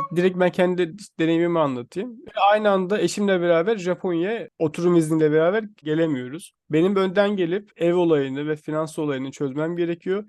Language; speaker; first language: Turkish; native; Turkish